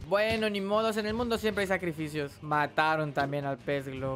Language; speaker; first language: Spanish; native; Spanish